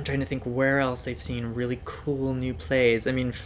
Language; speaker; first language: English; native; English